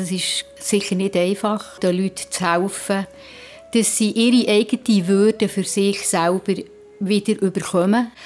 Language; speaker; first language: German; native; German